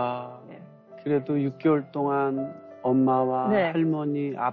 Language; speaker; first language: Korean; native; Korean